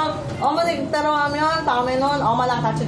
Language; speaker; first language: Korean; non-native, learner; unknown